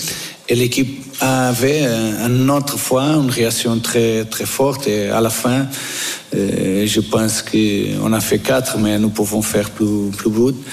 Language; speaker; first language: French; non-native, fluent; Portuguese